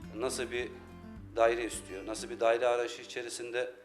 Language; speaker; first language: Turkish; native; Turkish